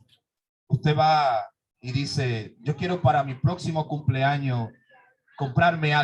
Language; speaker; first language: Spanish; native; Spanish